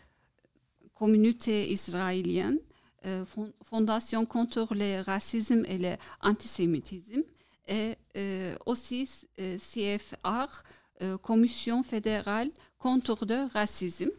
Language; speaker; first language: French; non-native, learner; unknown